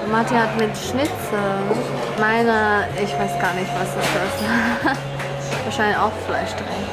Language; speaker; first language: German; non-native, fluent; Chinese